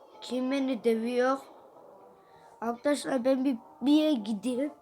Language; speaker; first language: Turkish; early bilingual, heritage; Dutch